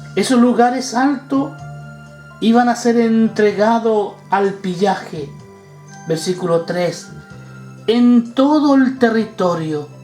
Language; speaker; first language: Spanish; native; Spanish